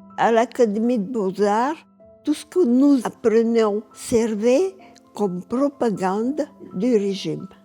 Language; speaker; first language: French; non-native, fluent; Bulgarian